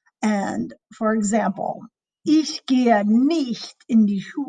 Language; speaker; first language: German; non-native, fluent; English